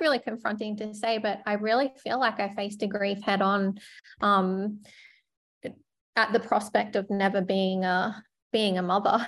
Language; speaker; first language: English; native; English